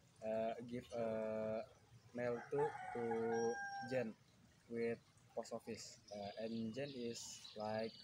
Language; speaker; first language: English; non-native, learner; Indonesian